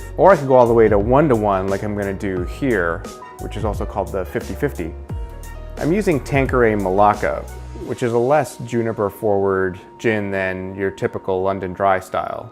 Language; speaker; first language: English; native; English